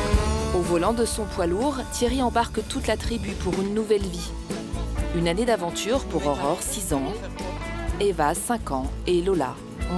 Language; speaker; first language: French; native; French